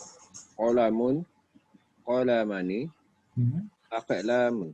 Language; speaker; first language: Arabic; non-native, learner; Indonesian